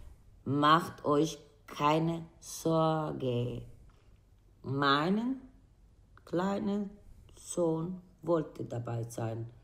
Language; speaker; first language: German; non-native, learner; Spanish